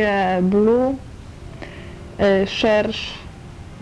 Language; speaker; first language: French; non-native, learner; Polish